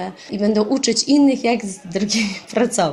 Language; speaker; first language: Polish; native; Polish